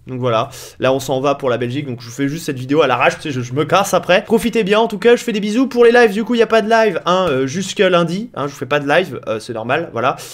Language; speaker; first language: French; native; French